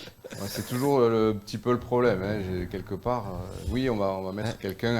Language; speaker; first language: French; native; French